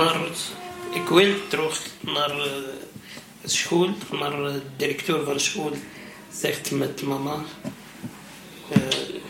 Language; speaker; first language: Dutch; non-native, learner; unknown